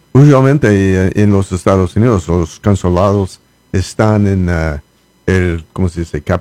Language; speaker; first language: Spanish; non-native, learner; English